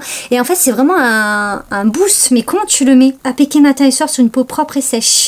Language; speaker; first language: French; native; French